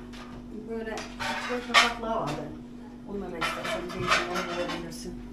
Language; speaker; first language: Turkish; native; Turkish